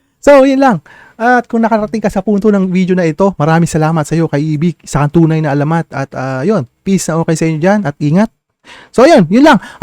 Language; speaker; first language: Filipino; native; Filipino